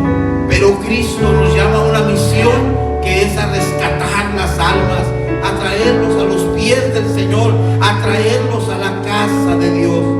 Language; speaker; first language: Spanish; native; Spanish